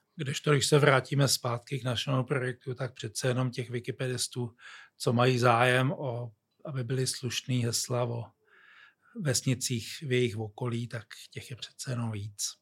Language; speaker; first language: Czech; native; Czech